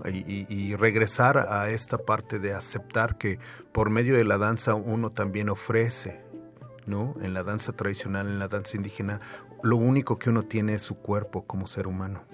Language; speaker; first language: Spanish; native; Spanish